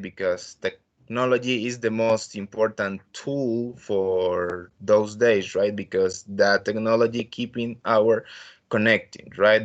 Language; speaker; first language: English; non-native, learner; Spanish